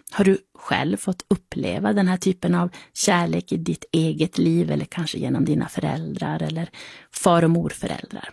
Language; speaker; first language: Swedish; native; Swedish